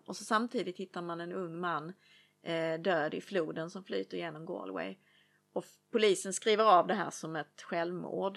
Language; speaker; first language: Swedish; native; Swedish